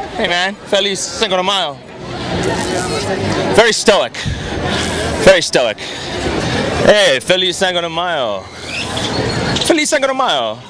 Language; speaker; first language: Spanish; non-native, learner; English